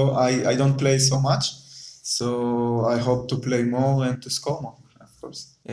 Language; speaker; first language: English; non-native, learner; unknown